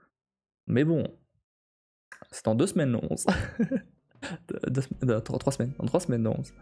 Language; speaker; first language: French; native; French